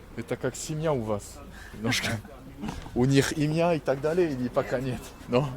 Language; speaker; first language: Russian; non-native, learner; French